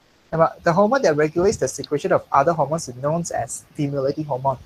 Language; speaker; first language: English; non-native, local second language; Chinese